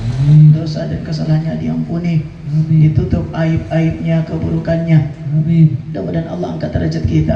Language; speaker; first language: Indonesian; native; Indonesian